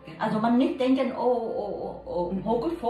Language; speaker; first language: German; non-native, learner; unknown